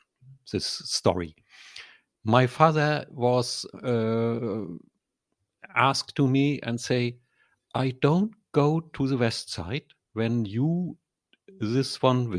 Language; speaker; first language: English; non-native, learner; German